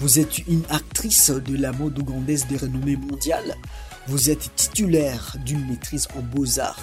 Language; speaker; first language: French; non-native, fluent; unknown